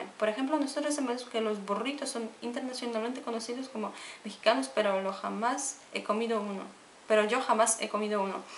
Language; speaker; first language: Spanish; non-native, fluent; Polish